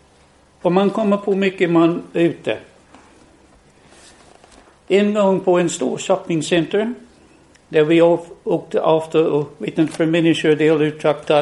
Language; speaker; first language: Swedish; non-native, fluent; English